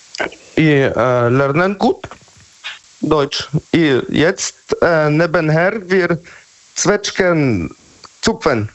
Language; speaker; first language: German; non-native, learner; Polish